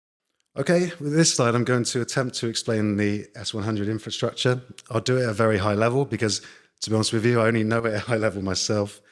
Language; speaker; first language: English; native; English